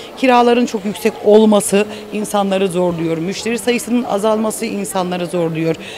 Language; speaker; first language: Turkish; native; Turkish